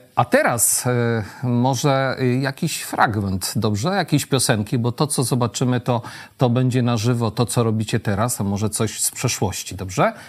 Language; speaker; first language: Polish; native; Polish